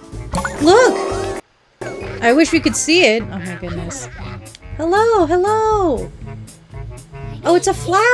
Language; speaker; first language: English; native; English